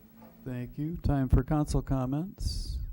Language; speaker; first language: English; native; English